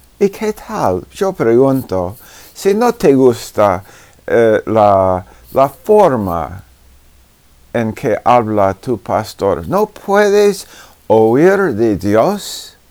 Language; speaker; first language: Spanish; non-native, fluent; English